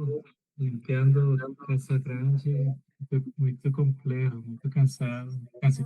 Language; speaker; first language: Portuguese; non-native, learner; Spanish